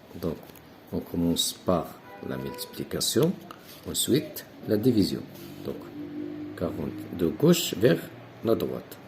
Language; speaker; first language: French; non-native, local second language; Arabic